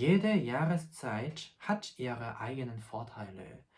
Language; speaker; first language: German; non-native, fluent; Korean